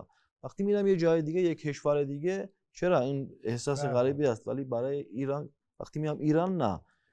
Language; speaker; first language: Persian; non-native, fluent; Armenian